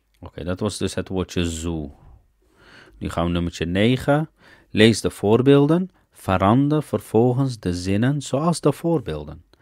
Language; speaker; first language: Dutch; early bilingual, other home language; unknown